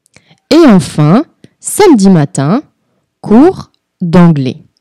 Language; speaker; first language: French; non-native, fluent; Portuguese